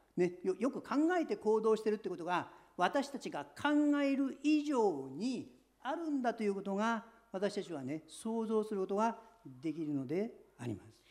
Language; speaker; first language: Japanese; native; Japanese